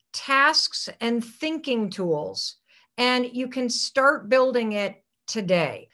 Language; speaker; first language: English; native; English